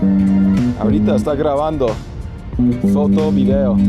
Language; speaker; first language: Spanish; non-native, fluent; English